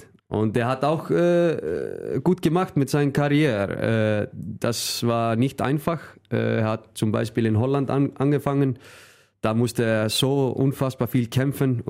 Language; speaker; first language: German; non-native, fluent; Icelandic